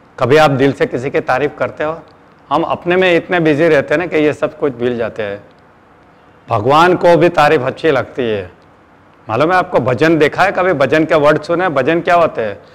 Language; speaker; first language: Hindi; non-native, local second language; Gujarati